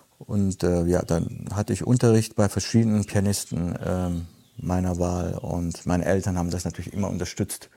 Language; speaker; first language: German; early bilingual, other home language; Italian